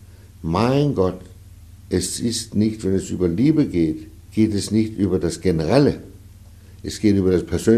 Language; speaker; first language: German; non-native, fluent; Danish